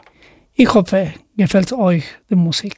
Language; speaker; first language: German; non-native, learner; Spanish